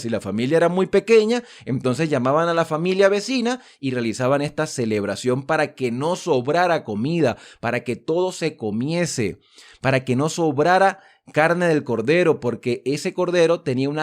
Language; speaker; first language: Spanish; native; Spanish